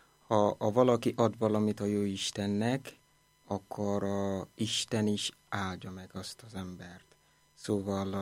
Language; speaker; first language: Hungarian; non-native, fluent; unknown